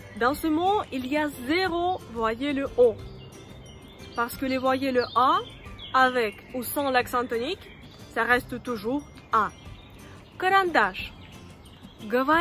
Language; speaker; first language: French; non-native, fluent; Russian